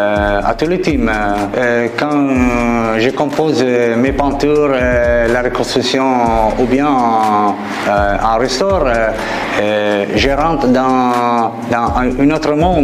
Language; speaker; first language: French; non-native, fluent; Italian